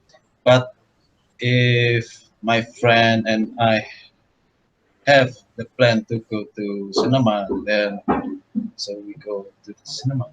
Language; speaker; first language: English; non-native, learner; Indonesian